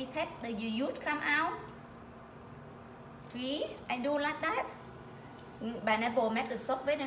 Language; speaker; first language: English; non-native, learner; Vietnamese